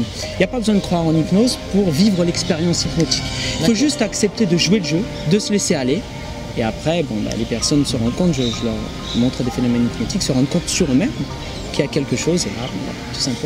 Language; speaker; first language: French; native; French